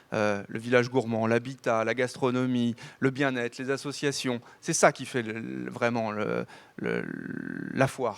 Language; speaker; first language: French; native; French